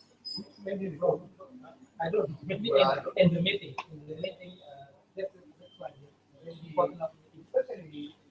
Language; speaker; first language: English; non-native, learner; Indonesian